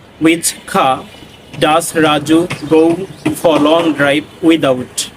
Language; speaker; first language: English; non-native, local second language; Bangla